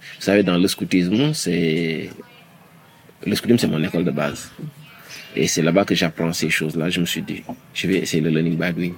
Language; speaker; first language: French; non-native, local second language; Wolof